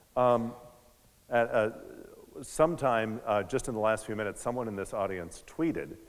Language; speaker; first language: English; native; English